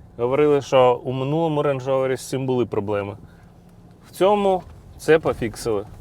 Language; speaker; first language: Ukrainian; non-native, local second language; Russian